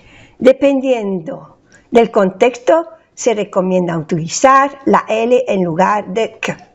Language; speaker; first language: Spanish; non-native, fluent; French